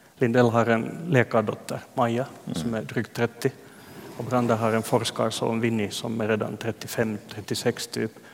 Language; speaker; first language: Swedish; native; Swedish